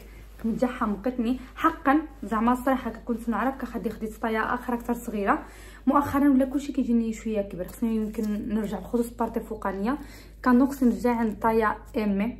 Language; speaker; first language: Arabic; early bilingual, heritage; Arabic